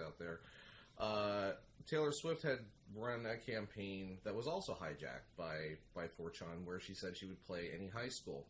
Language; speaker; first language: English; native; English